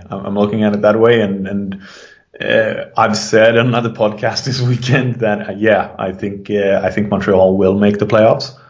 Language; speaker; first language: English; non-native, fluent; Swedish